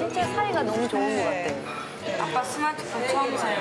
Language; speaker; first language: Korean; early bilingual, other home language; Russian